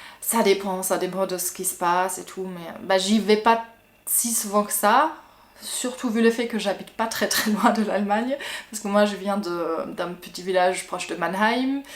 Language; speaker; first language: French; non-native, fluent; German